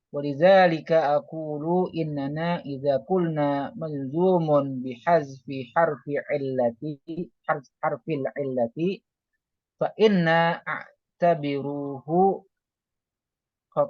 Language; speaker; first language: Arabic; non-native, learner; Indonesian